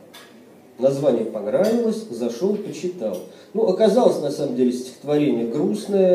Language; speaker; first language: Russian; native; Russian